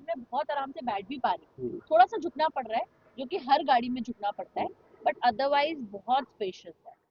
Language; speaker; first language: Hindi; native; Hindi